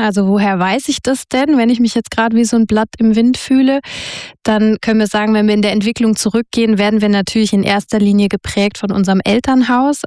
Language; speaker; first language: German; native; German